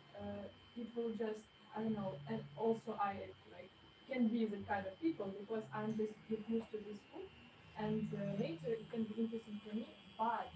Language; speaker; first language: English; non-native, fluent; Ukrainian